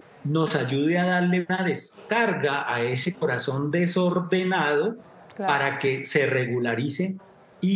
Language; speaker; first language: Spanish; native; Spanish